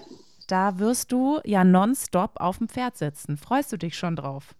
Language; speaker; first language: German; native; German